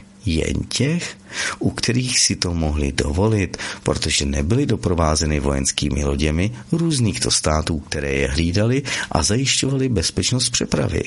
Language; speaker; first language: Czech; native; Czech